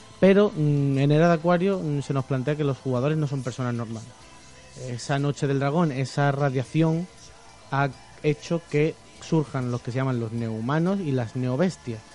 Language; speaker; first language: Spanish; native; Spanish